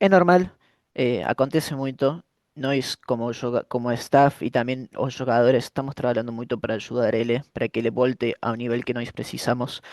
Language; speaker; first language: Portuguese; non-native, fluent; Spanish